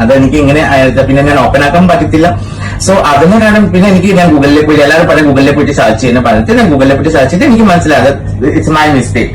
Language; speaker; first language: Malayalam; non-native, fluent; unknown